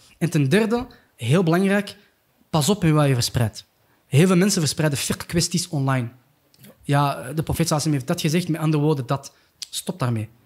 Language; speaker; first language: Dutch; early bilingual, other home language; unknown